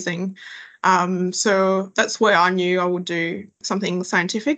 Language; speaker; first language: English; non-native, fluent; French